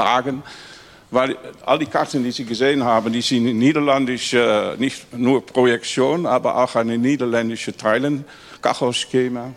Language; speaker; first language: German; non-native, learner; Dutch